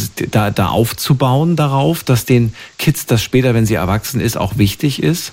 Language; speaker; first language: German; native; German